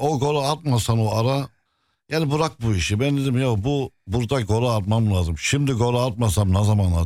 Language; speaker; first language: Turkish; non-native, fluent; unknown